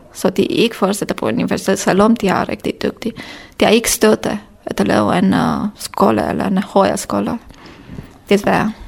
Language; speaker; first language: Danish; non-native, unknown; Romanian